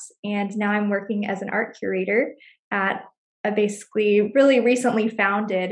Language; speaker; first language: English; native; English